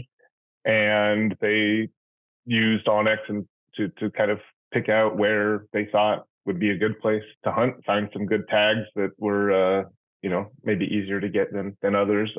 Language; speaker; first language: English; native; English